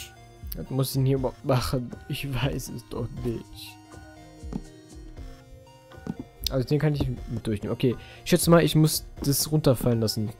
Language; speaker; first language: German; native; German